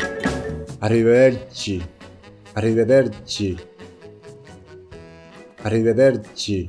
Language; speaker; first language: Italian; non-native, learner; Spanish